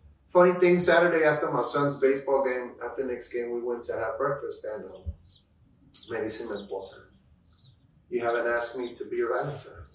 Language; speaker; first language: English; early bilingual, other home language; Spanish